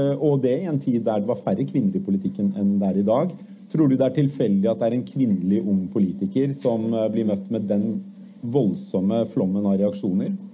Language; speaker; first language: Norwegian; native; Norwegian